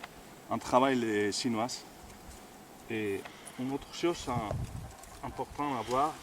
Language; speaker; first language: French; non-native, fluent; Spanish